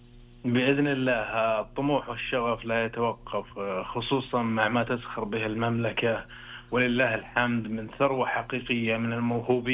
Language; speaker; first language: Arabic; native; Arabic